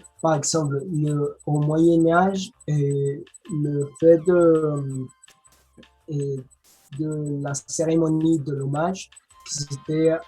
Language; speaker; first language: French; non-native, learner; Spanish